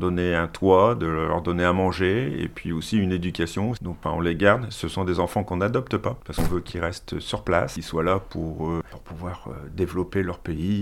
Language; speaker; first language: French; native; French